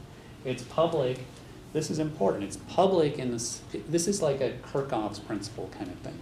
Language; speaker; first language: English; native; English